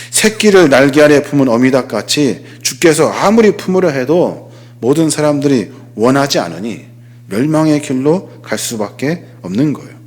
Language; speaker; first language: Korean; native; Korean